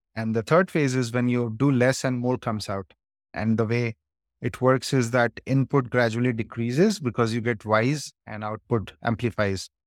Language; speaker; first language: English; non-native, local second language; Hindi